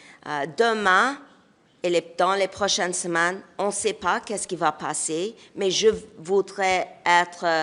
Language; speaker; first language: French; non-native, local second language; English